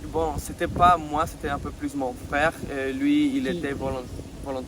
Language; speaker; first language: French; non-native, fluent; Spanish